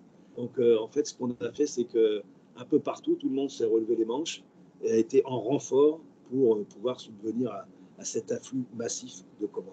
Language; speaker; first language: French; native; French